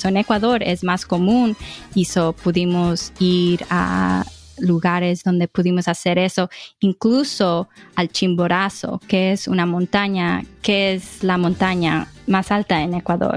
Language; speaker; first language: Spanish; early bilingual, heritage; Spanish